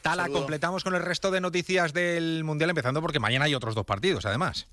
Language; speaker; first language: Spanish; native; Spanish